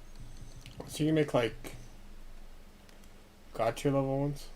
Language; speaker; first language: English; native; English